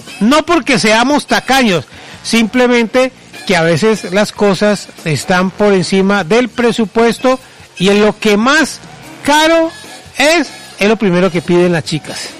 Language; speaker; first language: Spanish; native; Spanish